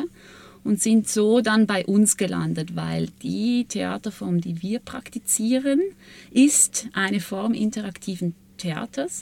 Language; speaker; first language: German; native; German